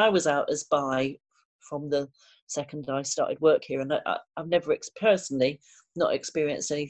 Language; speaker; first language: English; native; English